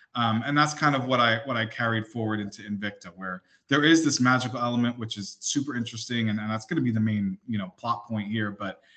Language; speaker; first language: English; native; English